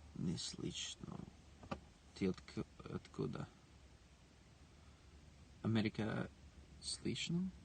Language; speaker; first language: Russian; non-native, learner; English